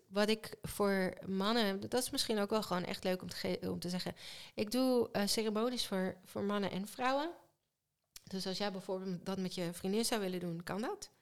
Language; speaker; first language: Dutch; early bilingual, other home language; Hebrew